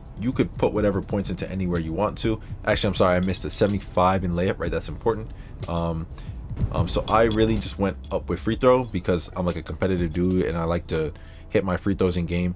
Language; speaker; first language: English; native; English